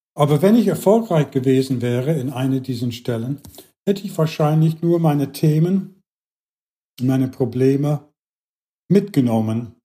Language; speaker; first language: German; non-native, fluent; English